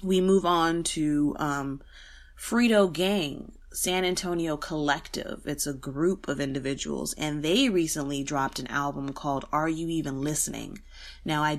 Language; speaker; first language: English; native; English